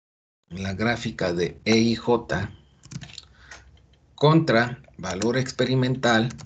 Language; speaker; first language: Spanish; native; Spanish